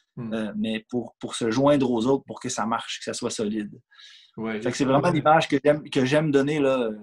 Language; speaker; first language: French; native; French